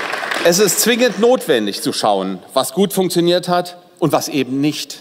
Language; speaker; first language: German; native; German